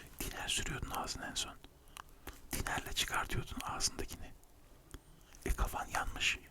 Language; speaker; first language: Turkish; native; Turkish